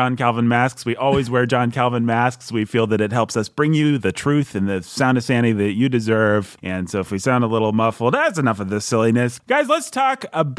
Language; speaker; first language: English; native; English